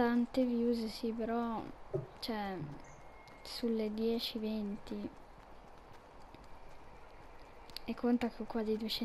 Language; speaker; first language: Italian; native; Italian